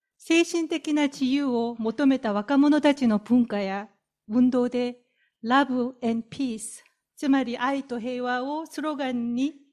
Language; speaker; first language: Japanese; non-native, fluent; Korean